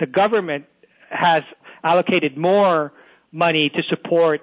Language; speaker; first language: English; non-native, local second language; Filipino